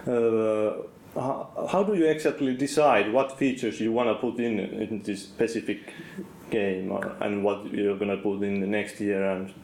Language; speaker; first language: English; non-native, fluent; Finnish